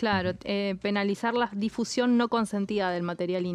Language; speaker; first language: Spanish; native; Spanish